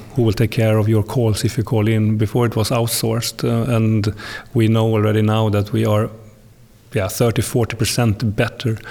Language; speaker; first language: English; non-native, fluent; Swedish